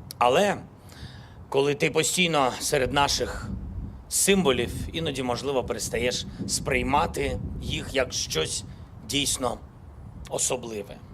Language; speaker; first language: Ukrainian; non-native, local second language; Russian